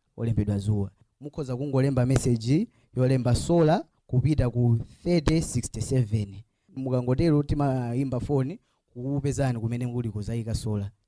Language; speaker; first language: Nyanja; native; Nyanja